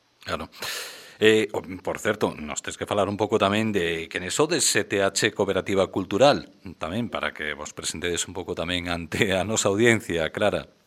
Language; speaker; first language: Galician; native; Galician